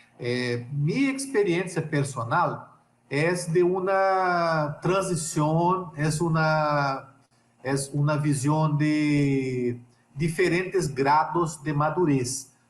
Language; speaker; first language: Spanish; non-native, fluent; Portuguese